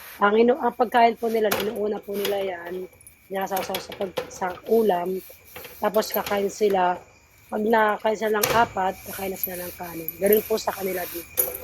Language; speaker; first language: Filipino; non-native, local second language; Waray